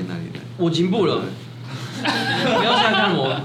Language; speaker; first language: Chinese; non-native, fluent; French